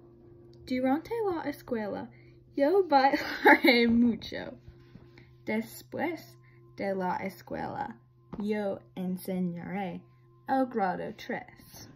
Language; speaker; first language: Spanish; non-native, learner; English